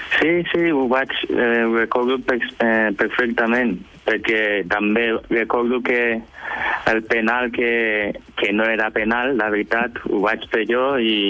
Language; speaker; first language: Catalan; early bilingual, other home language; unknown